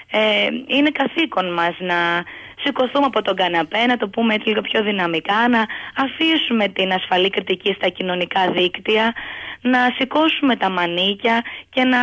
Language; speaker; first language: Greek; native; Greek